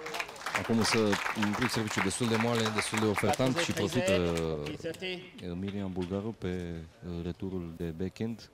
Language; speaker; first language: Romanian; native; Romanian